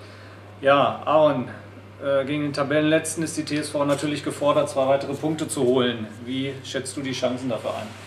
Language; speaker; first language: German; native; German